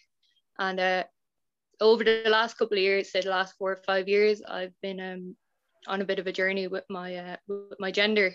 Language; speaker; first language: English; native; English